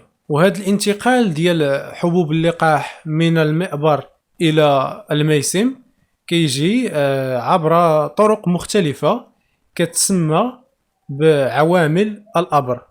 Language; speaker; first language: Arabic; native; Arabic